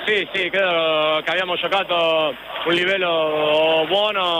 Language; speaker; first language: Italian; non-native, fluent; Spanish